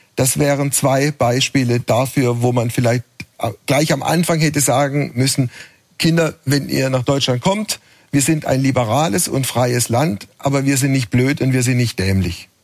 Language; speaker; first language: German; native; German